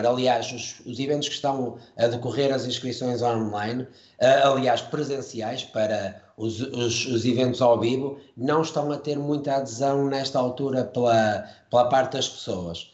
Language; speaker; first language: Portuguese; native; Portuguese